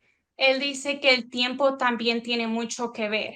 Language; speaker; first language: Spanish; early bilingual, heritage; Spanish